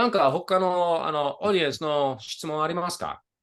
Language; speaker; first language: Japanese; non-native, fluent; English